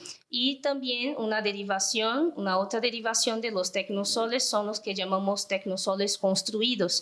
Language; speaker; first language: Spanish; non-native, fluent; Portuguese